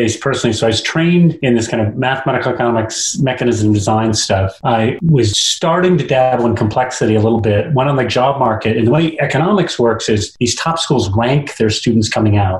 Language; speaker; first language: English; native; English